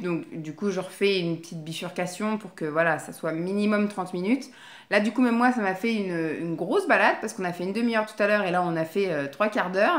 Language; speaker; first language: French; native; French